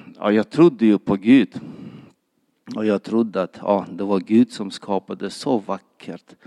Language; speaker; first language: Swedish; non-native, fluent; Kyrgyz